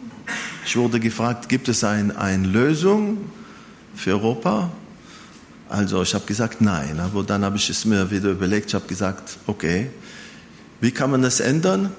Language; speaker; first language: German; non-native, fluent; Hebrew